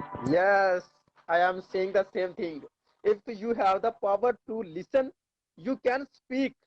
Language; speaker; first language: English; non-native, learner; Urdu